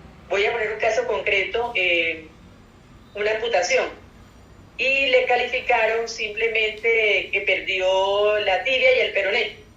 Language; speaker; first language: Spanish; native; Spanish